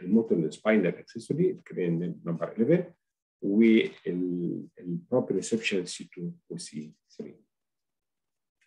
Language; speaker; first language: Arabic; native; Arabic